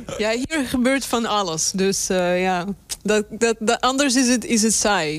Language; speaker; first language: Dutch; non-native, fluent; Russian